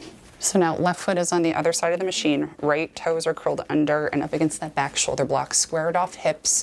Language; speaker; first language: English; native; English